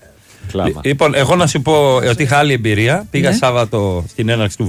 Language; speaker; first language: Greek; native; Greek